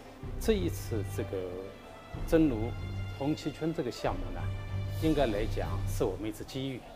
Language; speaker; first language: Chinese; native; Chinese